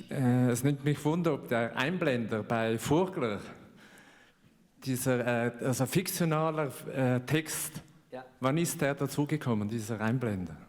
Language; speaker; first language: German; native; German